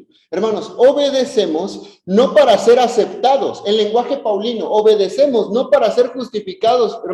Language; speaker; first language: Spanish; native; Spanish